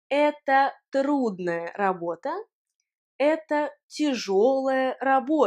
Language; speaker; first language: Russian; non-native, fluent; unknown